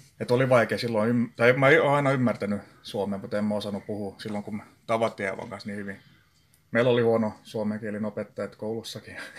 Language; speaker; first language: Finnish; non-native, local second language; Swedish